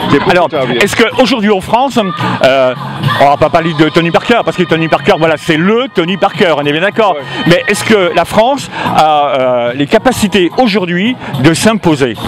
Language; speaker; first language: French; native; French